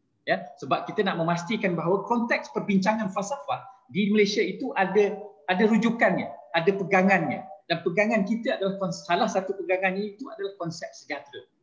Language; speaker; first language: Malay; native; Malay